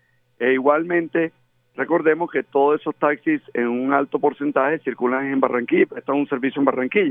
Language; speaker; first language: Spanish; native; Spanish